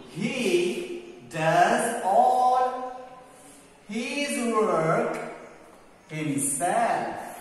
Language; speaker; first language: English; non-native, local second language; Gujarati